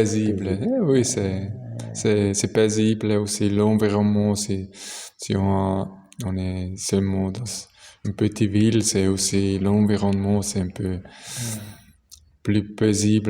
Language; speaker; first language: French; non-native, local second language; German